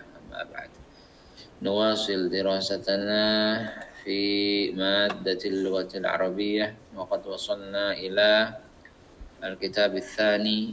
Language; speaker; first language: Arabic; non-native, fluent; Indonesian